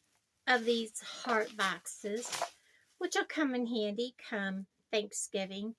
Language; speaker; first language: English; native; English